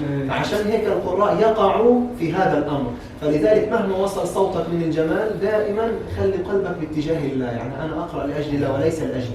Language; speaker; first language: Arabic; native; Arabic